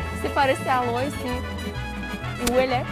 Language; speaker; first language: Spanish; non-native, learner; Russian